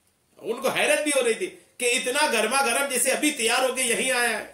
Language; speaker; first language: Urdu; native; Urdu